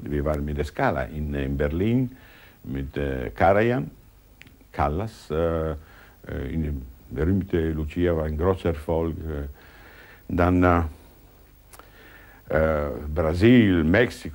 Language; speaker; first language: German; non-native, learner; Italian